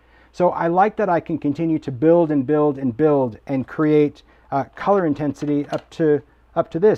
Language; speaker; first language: English; native; English